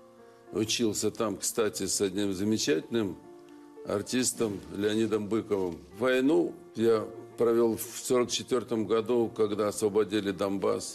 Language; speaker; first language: Russian; native; Russian